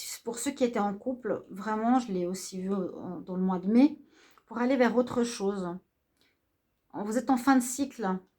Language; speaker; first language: French; native; French